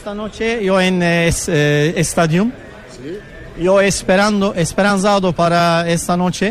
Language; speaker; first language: Spanish; non-native, learner; Turkish